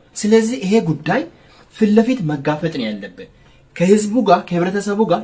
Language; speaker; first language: Amharic; non-native, local second language; Sidamo